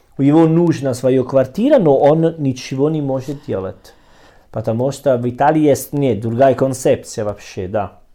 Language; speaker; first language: Russian; non-native, learner; Italian